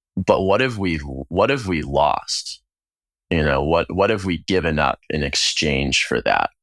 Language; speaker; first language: English; native; English